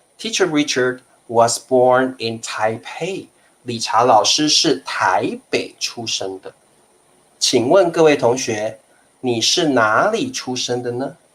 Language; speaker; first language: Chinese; native; Chinese